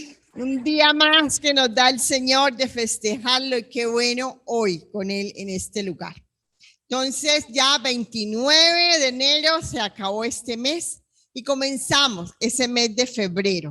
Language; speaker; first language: Spanish; native; Spanish